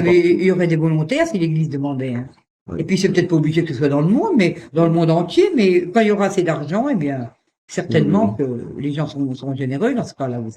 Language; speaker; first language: French; native; French